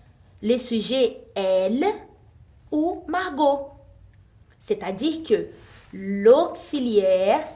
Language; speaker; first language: French; non-native, fluent; Portuguese